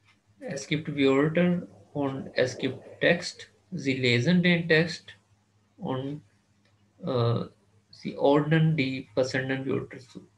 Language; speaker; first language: German; non-native, fluent; Urdu